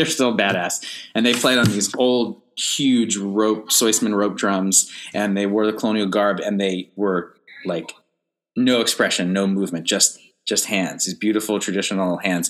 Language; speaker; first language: English; native; English